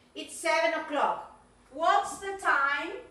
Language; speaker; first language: English; non-native, fluent; Spanish